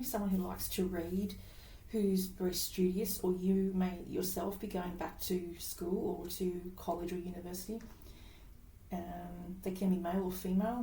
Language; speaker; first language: English; native; English